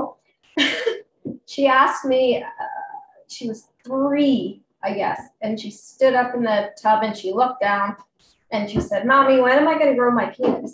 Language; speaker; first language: English; native; English